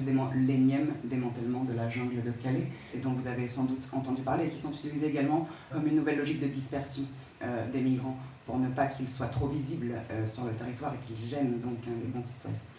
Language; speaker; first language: French; native; French